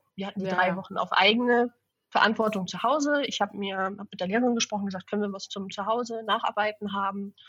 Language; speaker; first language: German; native; German